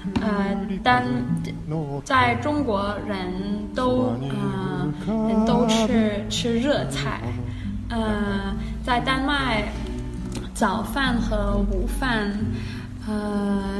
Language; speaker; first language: Chinese; non-native, learner; Danish